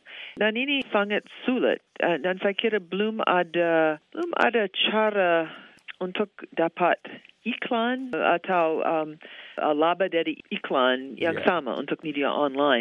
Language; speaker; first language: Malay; non-native, fluent; English